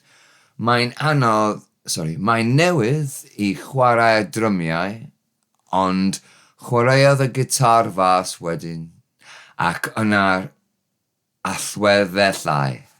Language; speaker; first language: Welsh; non-native, learner; English